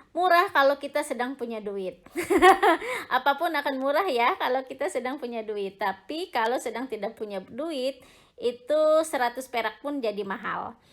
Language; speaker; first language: Indonesian; native; Indonesian